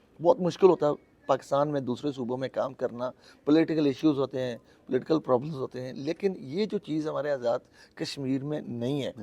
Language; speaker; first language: Urdu; non-native, local second language; Pahari-Potwari